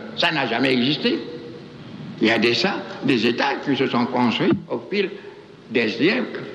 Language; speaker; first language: French; non-native, local second language; Baoulé